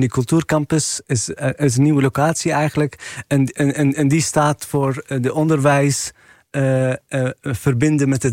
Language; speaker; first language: Dutch; non-native, fluent; Arabic